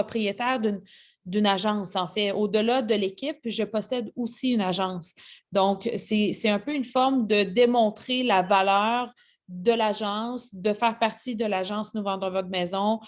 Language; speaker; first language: French; native; French